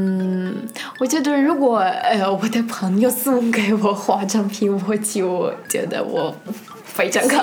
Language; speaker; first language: Chinese; non-native, fluent; Russian